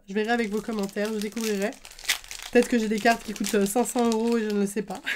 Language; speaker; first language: French; native; French